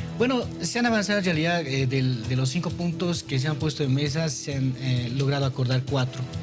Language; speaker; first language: Spanish; native; Spanish